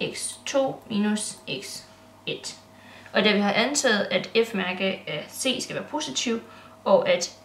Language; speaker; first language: Danish; native; Danish